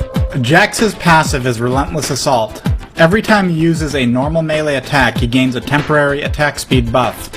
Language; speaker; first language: English; native; English